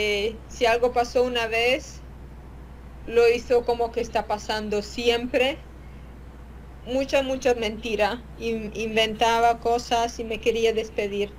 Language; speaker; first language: Spanish; non-native, fluent; Latvian